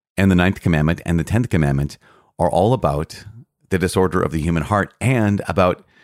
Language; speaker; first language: English; native; English